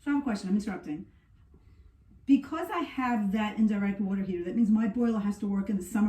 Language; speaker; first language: English; native; English